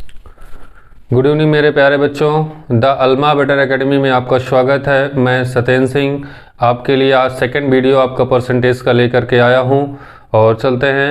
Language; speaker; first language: Hindi; native; Hindi